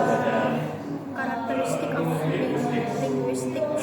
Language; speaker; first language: English; non-native, learner; Indonesian